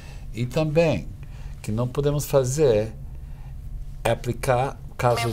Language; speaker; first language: Portuguese; non-native, fluent; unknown